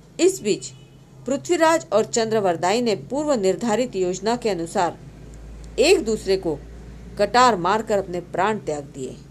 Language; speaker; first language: Hindi; non-native, local second language; Marathi